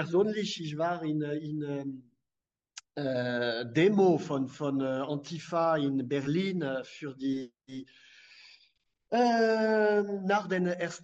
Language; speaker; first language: German; non-native, fluent; French